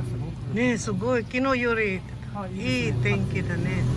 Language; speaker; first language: Japanese; non-native, learner; Vietnamese